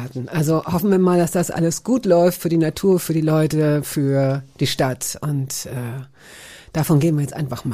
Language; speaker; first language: German; native; German